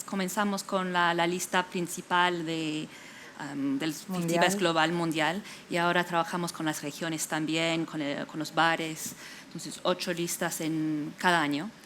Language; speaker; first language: Spanish; non-native, fluent; English